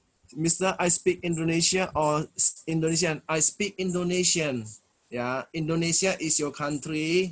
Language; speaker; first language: English; non-native, fluent; Indonesian